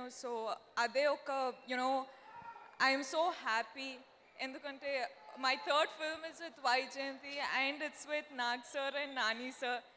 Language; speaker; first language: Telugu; non-native, learner; Kannada